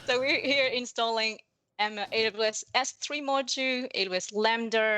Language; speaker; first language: English; non-native, fluent; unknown